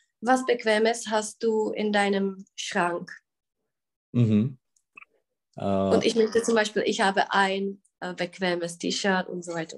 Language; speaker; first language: German; non-native, fluent; Czech